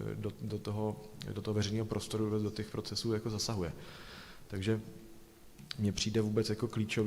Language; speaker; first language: Czech; native; Czech